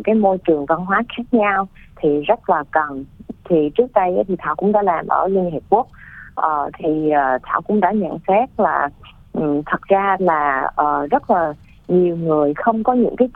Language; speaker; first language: Vietnamese; early bilingual, heritage; Vietnamese